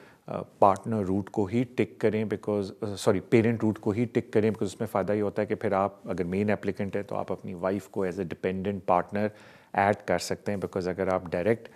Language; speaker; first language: Urdu; native; Urdu